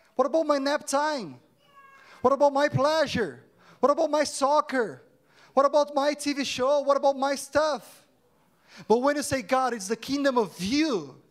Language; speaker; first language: English; non-native, fluent; Portuguese